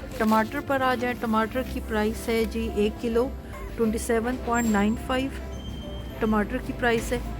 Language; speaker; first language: Urdu; native; Urdu